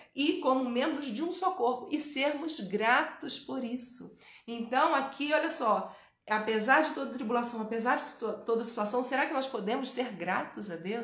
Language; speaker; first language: Portuguese; native; Portuguese